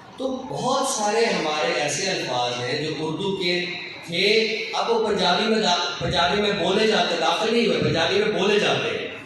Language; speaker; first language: Urdu; non-native, local second language; Saraiki